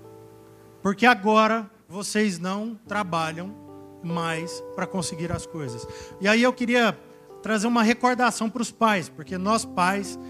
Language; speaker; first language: Portuguese; native; Portuguese